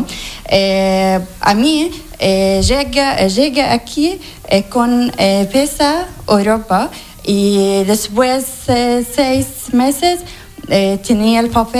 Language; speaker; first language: Spanish; non-native, learner; Arabic